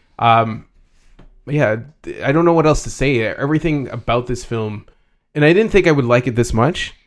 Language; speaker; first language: English; early bilingual, other home language; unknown